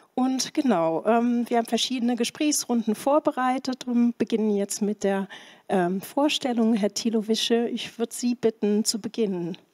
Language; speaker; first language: German; native; German